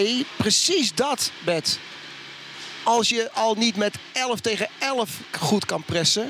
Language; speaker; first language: Dutch; native; Dutch